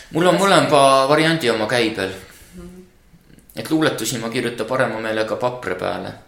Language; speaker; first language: Estonian; native; Estonian